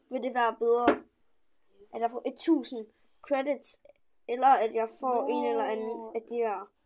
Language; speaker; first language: Danish; early bilingual, other home language; Polish